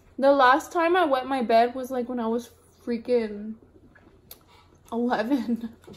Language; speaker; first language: English; early bilingual, other home language; Spanish